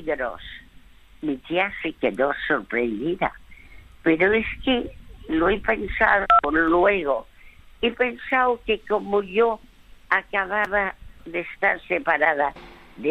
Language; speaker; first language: Spanish; early bilingual, other home language; French